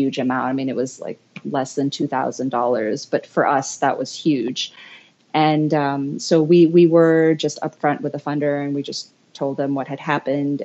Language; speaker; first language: English; native; English